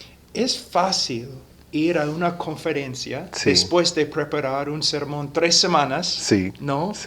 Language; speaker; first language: Spanish; non-native, fluent; English